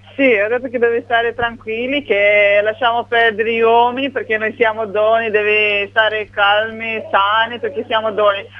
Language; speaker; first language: Italian; non-native, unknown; Romanian